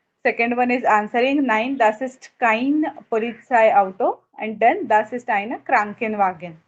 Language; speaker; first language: German; non-native, learner; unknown